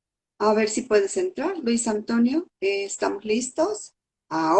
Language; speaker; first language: Spanish; native; Spanish